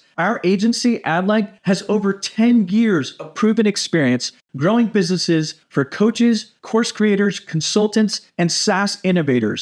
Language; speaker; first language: English; native; English